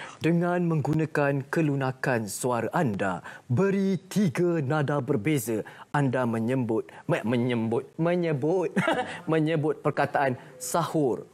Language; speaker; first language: Malay; native; Malay